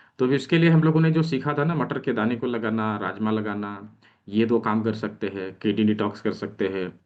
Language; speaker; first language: Hindi; native; Hindi